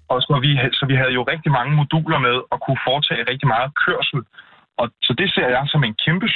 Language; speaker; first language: Danish; native; Danish